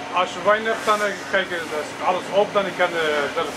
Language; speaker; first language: Dutch; non-native, learner; Turkish